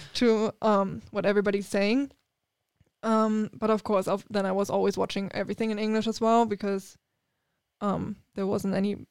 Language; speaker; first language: English; non-native, fluent; German